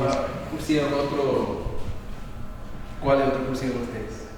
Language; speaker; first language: Spanish; non-native, local second language; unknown